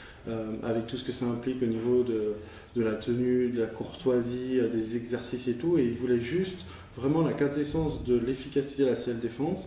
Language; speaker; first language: French; native; French